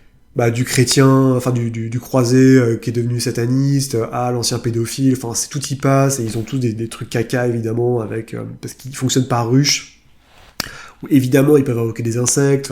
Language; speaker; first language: French; native; French